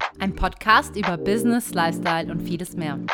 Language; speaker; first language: German; early bilingual, other home language; Turkish